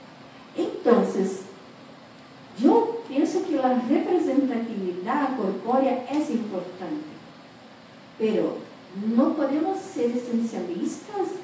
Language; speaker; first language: Spanish; non-native, fluent; Portuguese